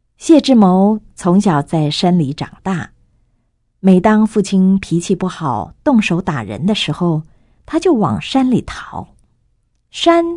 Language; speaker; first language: Chinese; native; Chinese